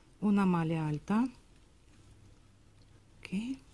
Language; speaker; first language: Italian; non-native, fluent; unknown